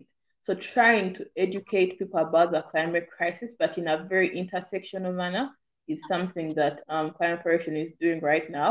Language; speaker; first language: English; non-native, local second language; Ganda